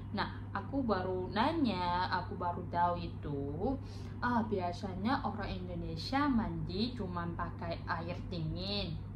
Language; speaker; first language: Indonesian; non-native, learner; Chinese